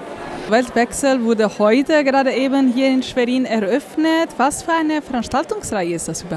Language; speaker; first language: German; native; German